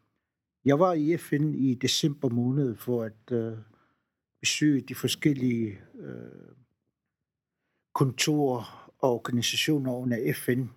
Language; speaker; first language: Danish; non-native, local second language; Kalaallisut